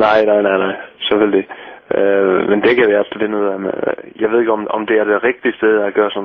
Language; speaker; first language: Danish; non-native, local second language; Faroese